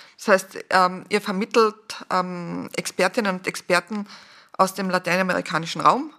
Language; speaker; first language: German; native; German